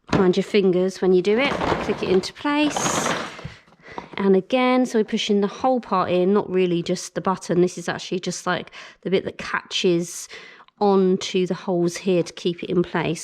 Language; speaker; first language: English; native; English